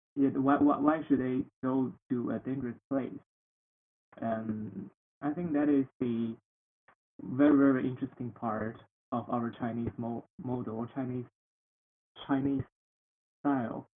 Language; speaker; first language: English; non-native, learner; Chinese